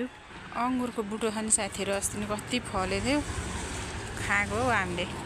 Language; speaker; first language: Nepali; native; Nepali